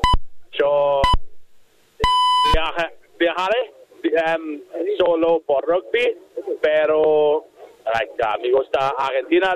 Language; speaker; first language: Spanish; non-native, learner; English